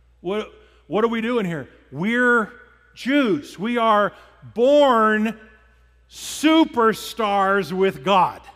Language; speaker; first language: English; native; English